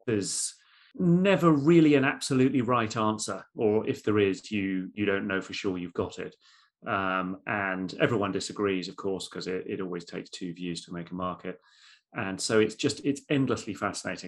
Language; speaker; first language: English; native; English